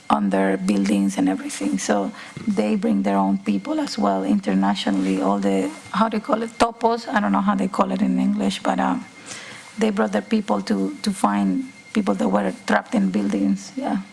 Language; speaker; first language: English; non-native, fluent; Spanish